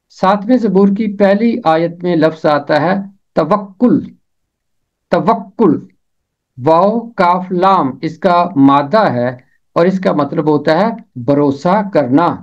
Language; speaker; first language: Urdu; native; Urdu